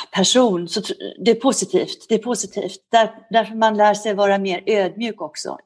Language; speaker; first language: Swedish; early bilingual, heritage; Swedish